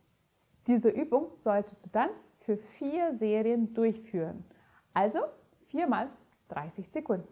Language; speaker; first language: German; native; German